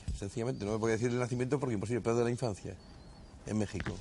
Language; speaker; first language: Spanish; native; Spanish